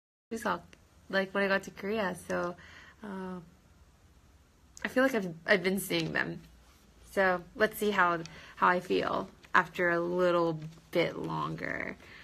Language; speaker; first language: English; early bilingual, other home language; Korean